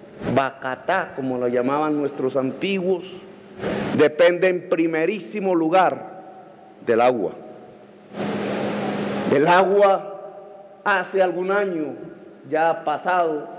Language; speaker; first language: Spanish; native; Spanish